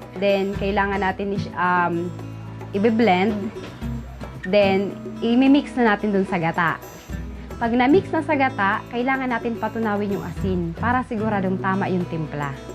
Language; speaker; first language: Filipino; non-native, local second language; Bikol